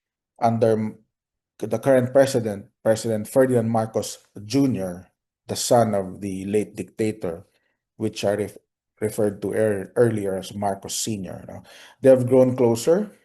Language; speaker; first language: English; non-native, local second language; Filipino